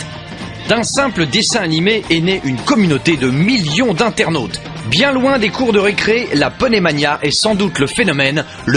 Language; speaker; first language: French; native; French